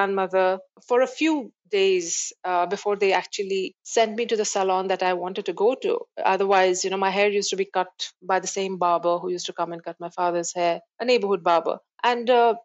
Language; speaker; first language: English; non-native, local second language; Kashmiri